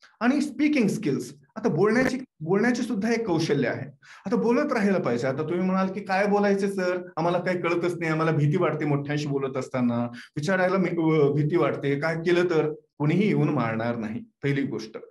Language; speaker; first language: Marathi; non-native, fluent; Kannada